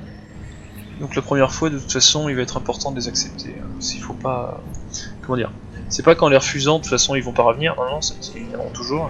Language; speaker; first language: French; native; French